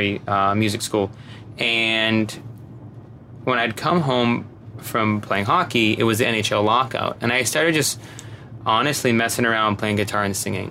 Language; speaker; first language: English; native; English